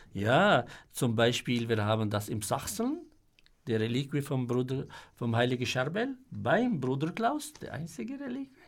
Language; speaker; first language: German; non-native, fluent; Arabic